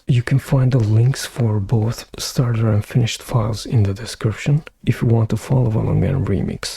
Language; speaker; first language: English; non-native, fluent; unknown